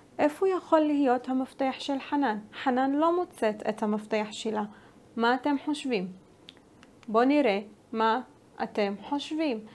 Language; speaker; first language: Hebrew; non-native, local second language; Arabic